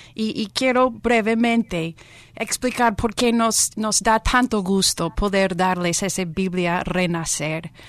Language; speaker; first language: Spanish; non-native, fluent; English